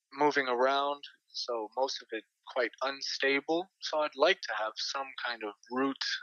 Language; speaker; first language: English; native; English